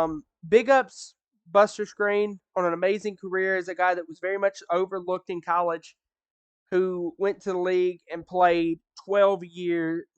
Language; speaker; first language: English; native; English